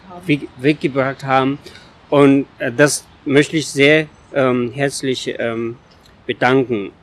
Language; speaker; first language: German; non-native, fluent; Tibetan